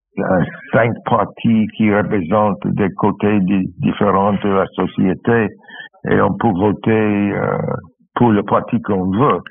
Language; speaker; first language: French; non-native, learner; English